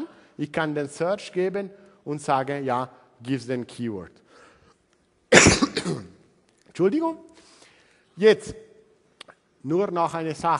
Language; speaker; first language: German; non-native, learner; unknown